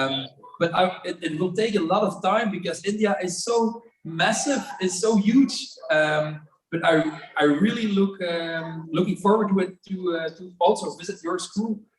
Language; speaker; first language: English; non-native, fluent; Dutch